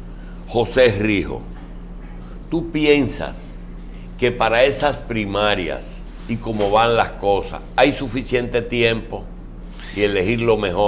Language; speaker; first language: Spanish; native; Spanish